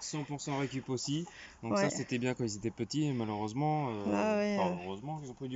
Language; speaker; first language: French; native; French